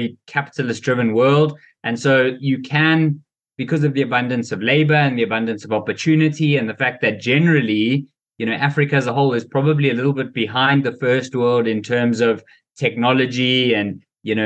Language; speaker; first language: English; native; English